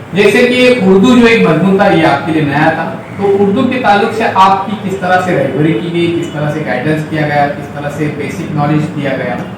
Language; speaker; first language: Hindi; non-native, local second language; Urdu